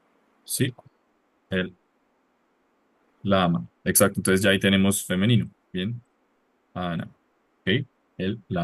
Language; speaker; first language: Spanish; non-native, fluent; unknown